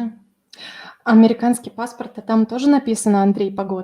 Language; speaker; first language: Russian; native; Russian